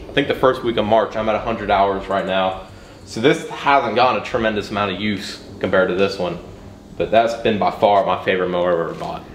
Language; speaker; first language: English; native; English